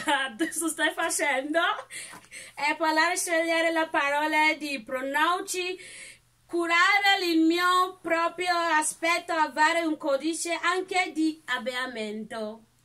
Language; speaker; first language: Italian; non-native, learner; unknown